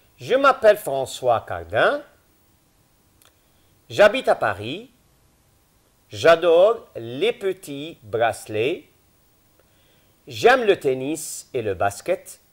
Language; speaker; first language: French; non-native, fluent; Arabic